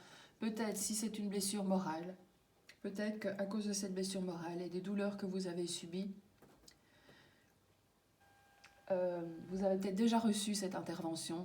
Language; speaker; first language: French; native; French